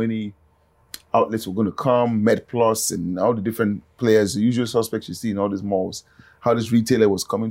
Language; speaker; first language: English; non-native, local second language; Yoruba